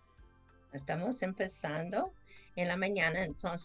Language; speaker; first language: Spanish; non-native, fluent; English